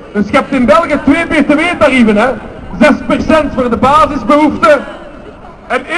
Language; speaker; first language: Dutch; non-native, local second language; French